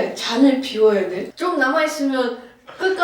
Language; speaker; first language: Korean; non-native, fluent; Arabic